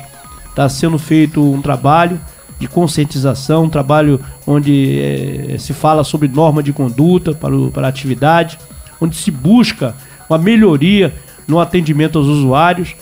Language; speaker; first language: Portuguese; native; Portuguese